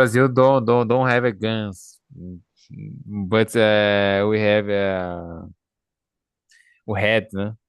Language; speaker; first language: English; non-native, learner; Portuguese